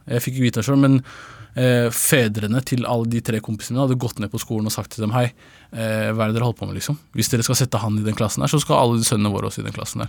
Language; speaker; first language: Norwegian; native; Norwegian